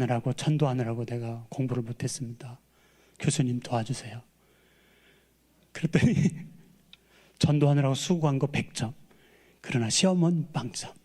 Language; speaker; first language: Korean; native; Korean